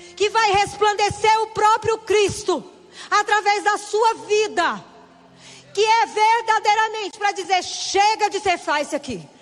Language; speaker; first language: Portuguese; native; Portuguese